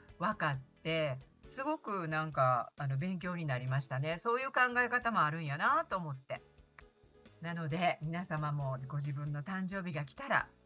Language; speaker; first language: Japanese; native; Japanese